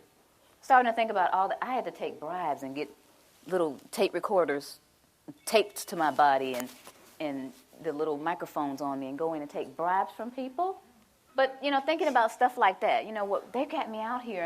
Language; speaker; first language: English; native; English